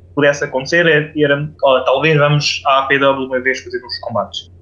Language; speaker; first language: Portuguese; non-native, fluent; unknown